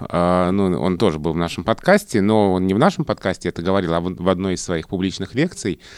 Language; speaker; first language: Russian; native; Russian